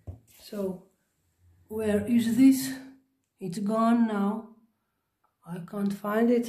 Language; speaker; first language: English; non-native, learner; Slovenian